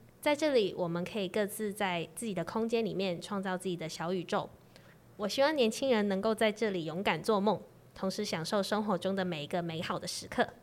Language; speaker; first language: Chinese; non-native, local second language; Cantonese